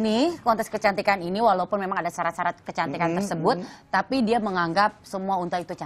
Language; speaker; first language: Indonesian; native; Indonesian